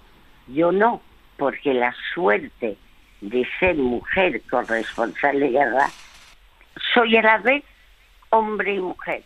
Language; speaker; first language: Spanish; early bilingual, other home language; French